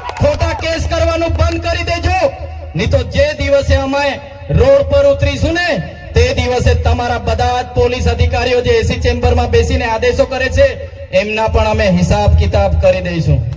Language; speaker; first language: Gujarati; non-native, local second language; Vasavi